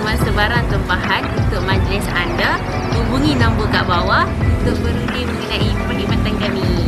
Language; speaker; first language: Malay; native; Malay